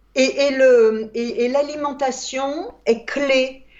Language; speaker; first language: French; native; French